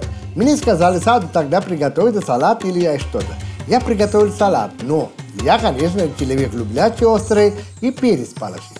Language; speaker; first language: Russian; non-native, fluent; Sinhala